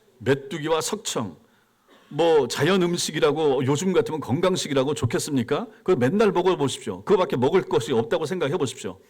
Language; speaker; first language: Korean; native; Korean